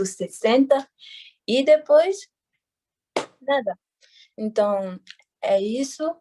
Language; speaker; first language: Portuguese; non-native, fluent; French